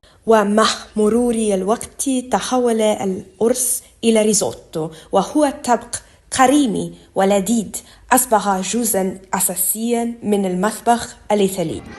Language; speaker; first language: Arabic; non-native, learner; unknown